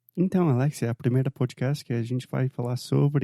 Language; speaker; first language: Portuguese; non-native, fluent; English